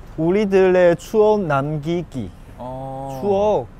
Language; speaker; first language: Korean; non-native, learner; Chinese